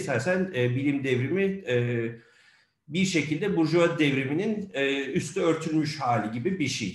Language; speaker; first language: Turkish; native; Turkish